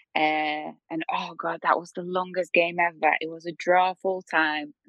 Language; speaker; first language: English; non-native, fluent; Polish